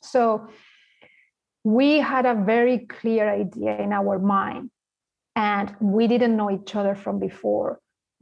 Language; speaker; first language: English; non-native, fluent; Spanish